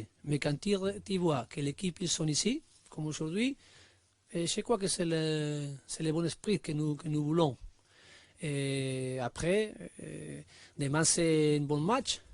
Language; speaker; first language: French; non-native, learner; Spanish